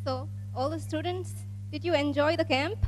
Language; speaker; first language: English; non-native, local second language; Divehi